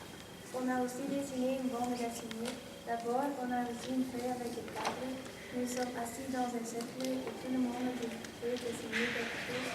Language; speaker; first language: French; non-native, local second language; Dutch